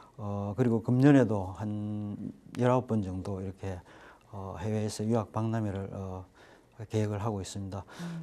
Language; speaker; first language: Korean; native; Korean